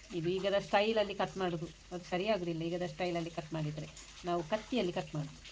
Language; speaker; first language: Kannada; non-native, local second language; Tulu